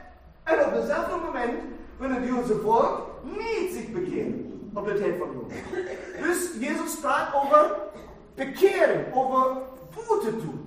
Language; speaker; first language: Dutch; non-native, fluent; German